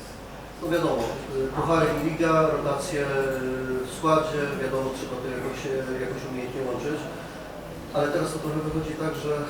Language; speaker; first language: Polish; native; Polish